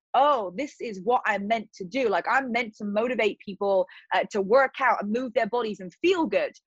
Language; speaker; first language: English; native; English